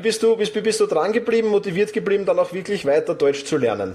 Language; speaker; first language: German; native; German